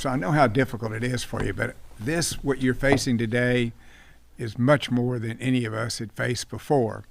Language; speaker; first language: English; native; English